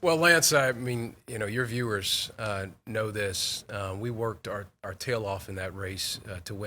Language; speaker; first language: English; native; English